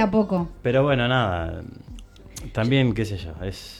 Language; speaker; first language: Spanish; native; Spanish